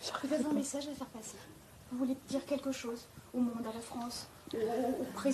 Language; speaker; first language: French; native; French